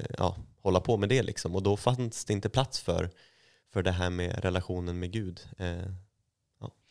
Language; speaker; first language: Swedish; native; Swedish